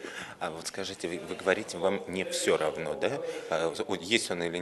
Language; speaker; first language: Russian; native; Russian